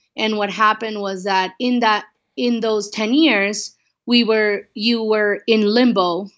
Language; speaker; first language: English; early bilingual, other home language; Spanish